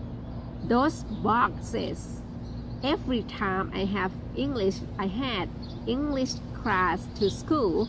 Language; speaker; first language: English; non-native, learner; Thai